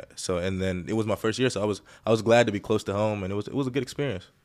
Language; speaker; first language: English; early bilingual, other home language; Greek